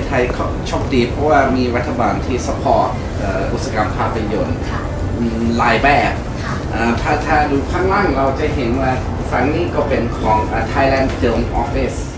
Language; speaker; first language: Thai; non-native, fluent; English